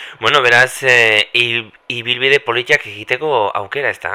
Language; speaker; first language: Basque; native; Basque